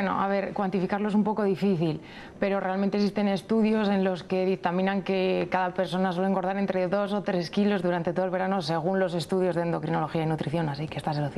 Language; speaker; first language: Spanish; native; Spanish